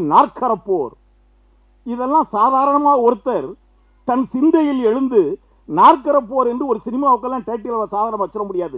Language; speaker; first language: Tamil; native; Tamil